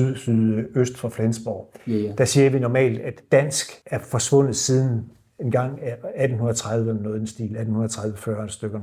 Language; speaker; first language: Danish; native; Danish